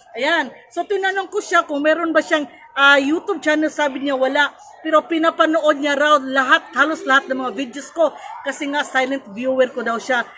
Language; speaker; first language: Filipino; non-native, local second language; Cebuano